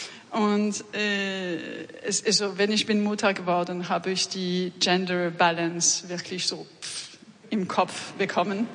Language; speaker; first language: German; non-native, learner; French